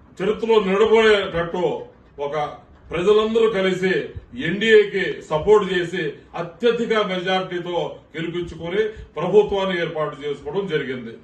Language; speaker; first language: Telugu; non-native, local second language; Urdu